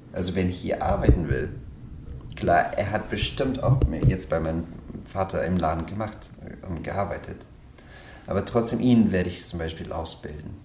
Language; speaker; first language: German; non-native, fluent; Persian